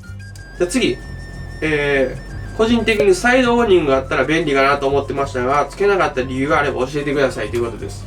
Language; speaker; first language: Japanese; native; Japanese